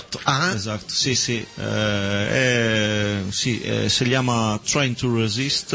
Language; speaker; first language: Spanish; non-native, learner; Italian